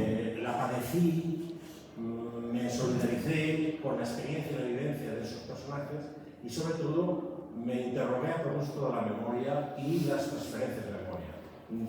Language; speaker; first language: Spanish; native; Spanish